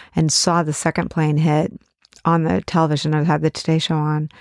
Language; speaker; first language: English; native; English